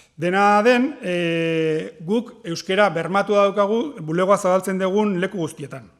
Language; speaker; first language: Basque; native; Basque